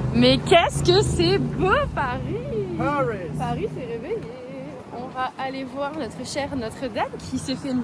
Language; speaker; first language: French; native; French